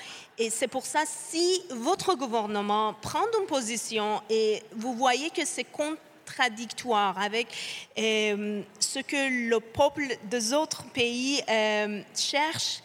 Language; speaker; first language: French; non-native, fluent; Persian